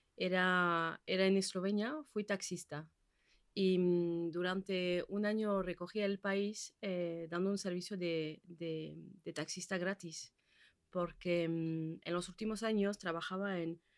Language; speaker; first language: Spanish; non-native, fluent; Basque